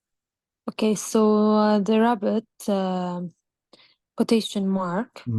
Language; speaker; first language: English; non-native, learner; Arabic